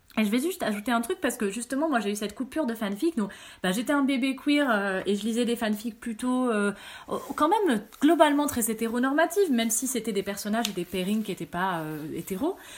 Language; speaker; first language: French; early bilingual, other home language; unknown